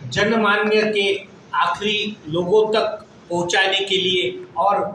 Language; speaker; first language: Hindi; non-native, local second language; Marathi